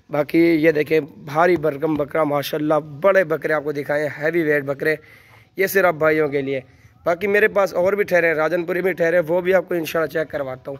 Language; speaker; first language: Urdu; non-native, local second language; Saraiki